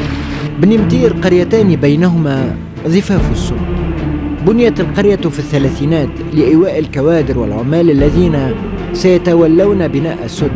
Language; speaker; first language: Arabic; native; Arabic